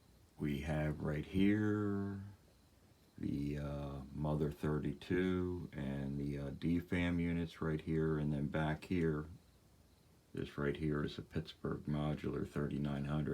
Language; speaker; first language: English; native; English